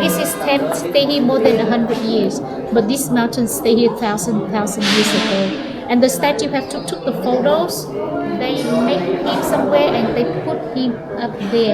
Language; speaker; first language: English; non-native, learner; Vietnamese